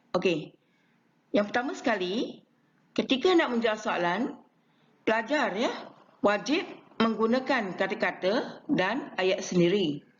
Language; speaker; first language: Malay; non-native, local second language; Chinese